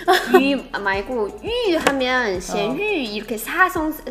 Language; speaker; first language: Korean; non-native, fluent; Chinese